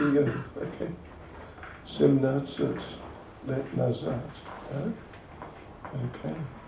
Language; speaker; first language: Russian; non-native, learner; English